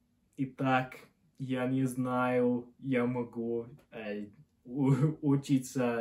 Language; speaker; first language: Russian; non-native, learner; English